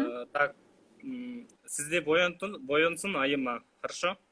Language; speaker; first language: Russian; non-native, local second language; Kyrgyz